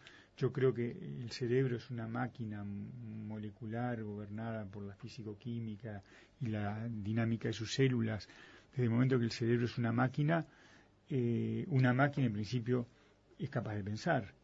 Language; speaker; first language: Spanish; native; Spanish